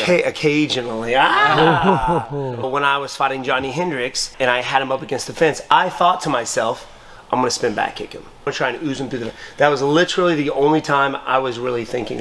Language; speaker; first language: English; native; English